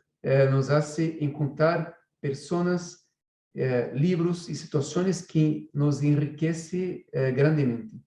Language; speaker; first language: Spanish; non-native, fluent; Portuguese